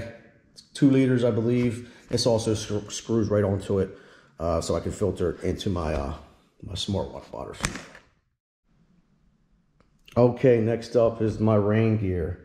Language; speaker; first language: English; native; English